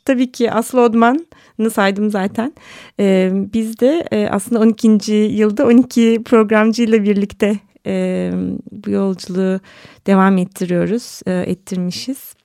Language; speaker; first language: Turkish; native; Turkish